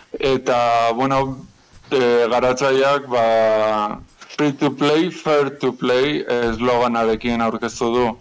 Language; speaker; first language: Basque; native; Basque